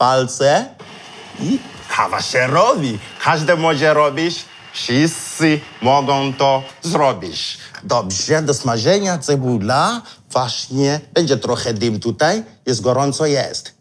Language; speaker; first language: Polish; non-native, learner; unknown